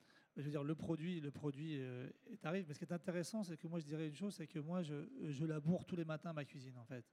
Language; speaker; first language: French; native; French